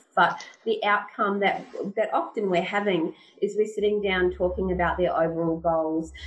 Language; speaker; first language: English; native; English